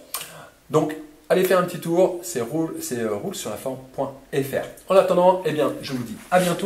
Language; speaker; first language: French; native; French